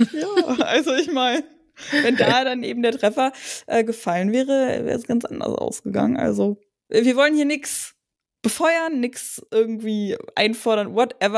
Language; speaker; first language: German; native; German